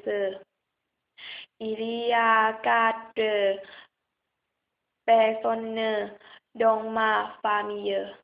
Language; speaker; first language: French; non-native, learner; Thai